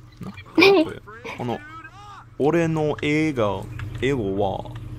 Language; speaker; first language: Japanese; non-native, learner; English